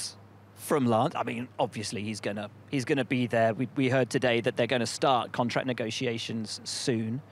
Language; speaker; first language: English; native; English